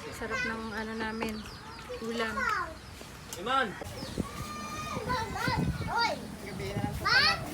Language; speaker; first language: Filipino; non-native, local second language; Cebuano